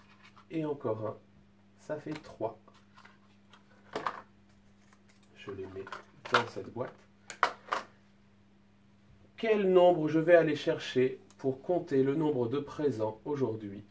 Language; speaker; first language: French; native; French